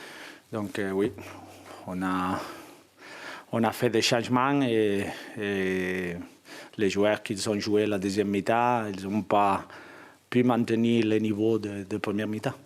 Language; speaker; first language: French; non-native, fluent; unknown